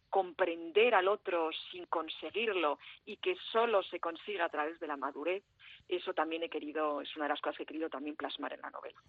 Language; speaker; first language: Spanish; early bilingual, heritage; French